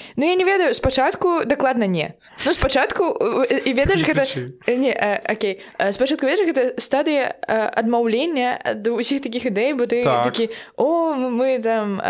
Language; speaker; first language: Belarusian; non-native, local second language; Russian